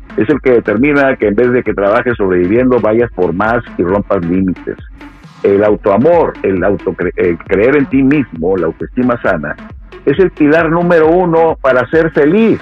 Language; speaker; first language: Spanish; native; Spanish